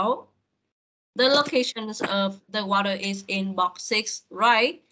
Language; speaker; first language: English; non-native, fluent; Vietnamese